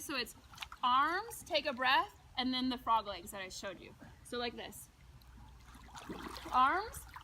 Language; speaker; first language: English; native; English